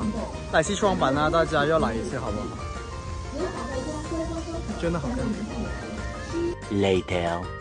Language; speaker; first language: Chinese; non-native, fluent; Thai